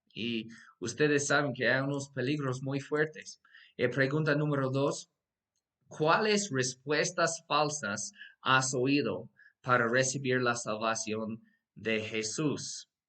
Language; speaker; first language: Spanish; non-native, fluent; English